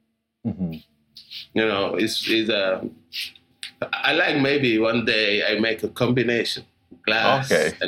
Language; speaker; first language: English; non-native, learner; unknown